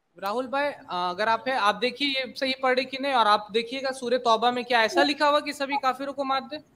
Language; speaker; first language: Hindi; native; Hindi